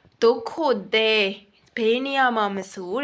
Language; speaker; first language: Japanese; non-native, learner; Burmese